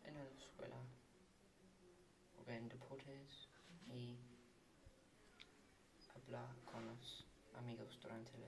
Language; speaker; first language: Spanish; non-native, learner; English